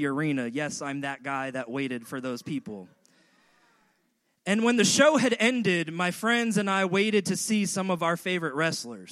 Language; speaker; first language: English; native; English